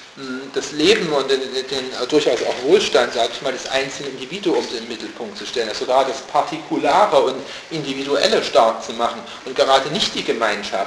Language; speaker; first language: German; native; German